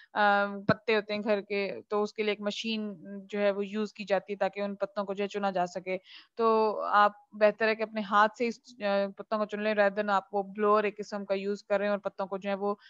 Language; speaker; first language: Urdu; non-native, local second language; Punjabi